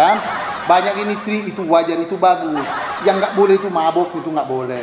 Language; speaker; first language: Indonesian; native; Indonesian